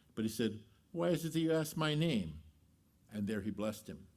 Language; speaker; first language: English; native; English